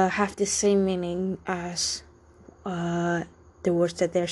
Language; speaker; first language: English; non-native, fluent; Indonesian